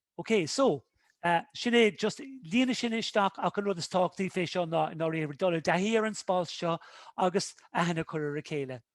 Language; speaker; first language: Irish; native; Irish